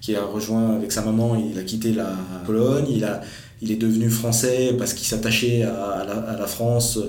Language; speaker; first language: French; native; French